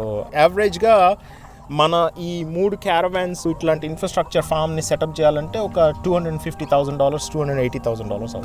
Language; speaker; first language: Telugu; native; Telugu